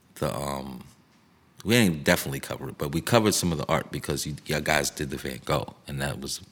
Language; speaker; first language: English; native; English